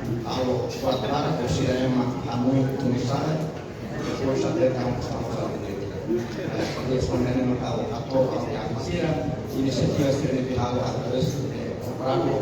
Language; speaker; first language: Portuguese; non-native, local second language; Tetum